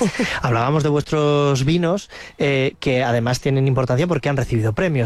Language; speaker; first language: Spanish; native; Spanish